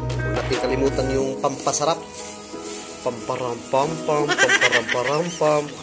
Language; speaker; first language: Filipino; non-native, local second language; Cebuano